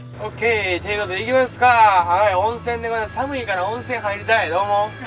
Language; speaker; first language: Japanese; native; Japanese